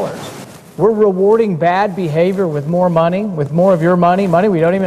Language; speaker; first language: English; native; English